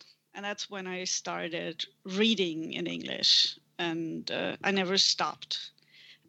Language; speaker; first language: English; non-native, fluent; German